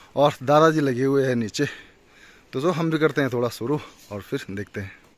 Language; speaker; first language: Hindi; native; Hindi